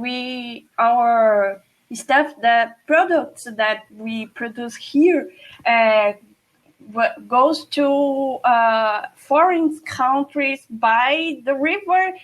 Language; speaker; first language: English; non-native, fluent; Portuguese